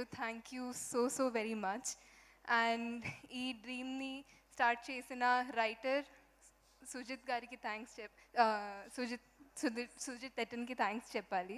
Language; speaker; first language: Telugu; non-native, fluent; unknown